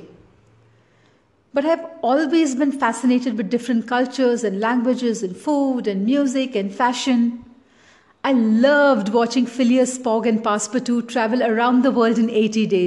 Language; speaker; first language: English; non-native, local second language; Tamil